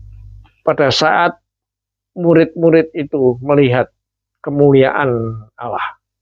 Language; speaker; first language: Indonesian; native; Indonesian